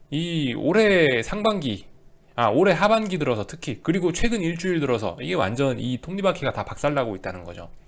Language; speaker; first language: Korean; native; Korean